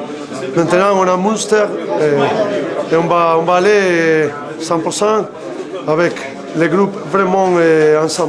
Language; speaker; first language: French; non-native, fluent; Spanish